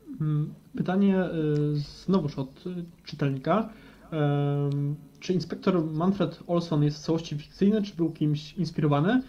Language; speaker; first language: Polish; native; Polish